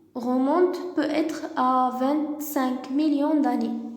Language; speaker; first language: French; non-native, local second language; Arabic